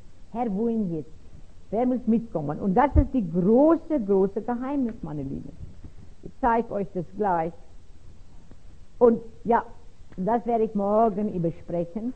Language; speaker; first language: German; non-native, fluent; Afrikaans